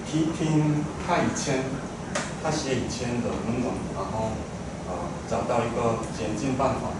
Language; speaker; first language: Chinese; non-native, fluent; Korean